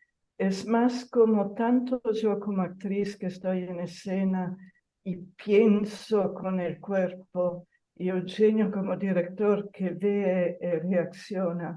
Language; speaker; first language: Spanish; non-native, fluent; Italian